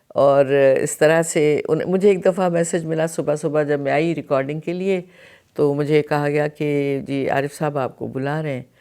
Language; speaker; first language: Urdu; non-native, local second language; Sindhi